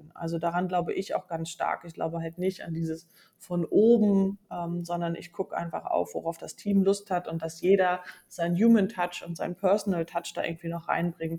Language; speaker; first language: German; native; German